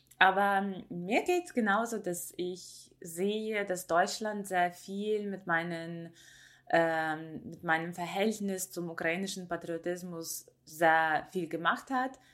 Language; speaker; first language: German; non-native, fluent; Ukrainian